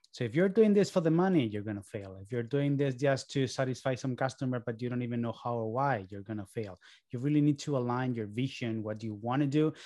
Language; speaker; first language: English; early bilingual, other home language; Spanish